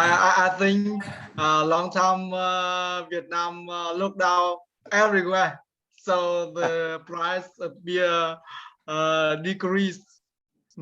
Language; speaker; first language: English; non-native, learner; Vietnamese